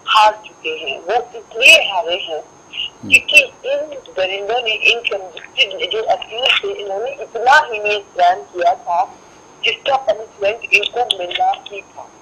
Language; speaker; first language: Hindi; native; Hindi